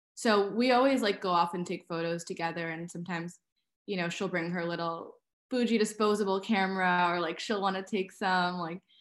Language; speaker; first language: English; native; English